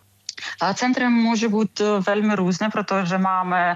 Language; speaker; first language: Czech; non-native, learner; Ukrainian